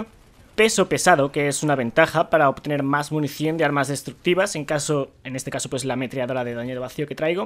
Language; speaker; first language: Spanish; native; Spanish